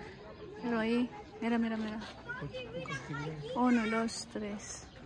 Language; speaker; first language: Spanish; non-native, learner; Filipino